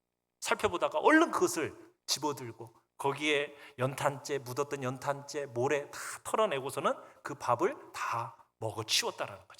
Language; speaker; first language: Korean; native; Korean